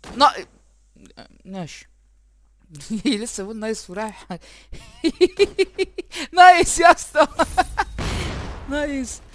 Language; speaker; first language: Arabic; native; Arabic